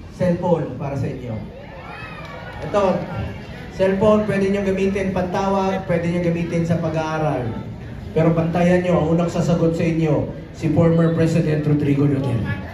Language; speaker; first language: Filipino; non-native, local second language; Cebuano